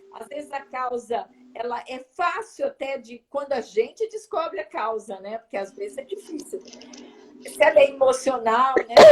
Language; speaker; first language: Portuguese; native; Portuguese